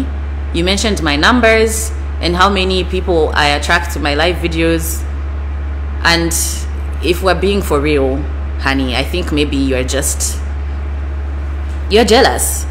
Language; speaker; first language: English; non-native, local second language; Bemba